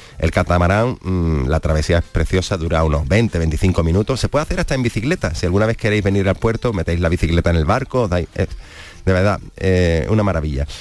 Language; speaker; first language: Spanish; native; Spanish